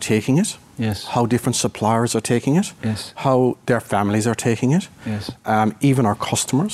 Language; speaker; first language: English; native; English